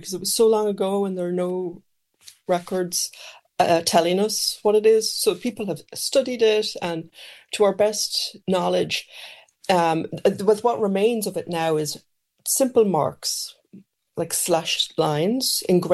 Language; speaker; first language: English; native; English